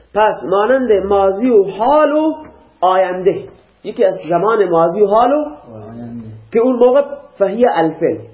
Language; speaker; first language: Persian; native; Persian